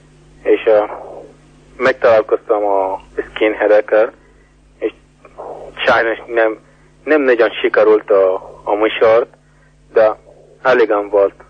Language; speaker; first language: Hungarian; non-native, learner; Arabic